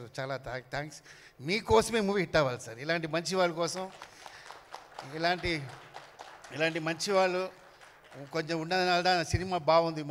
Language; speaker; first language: Telugu; non-native, learner; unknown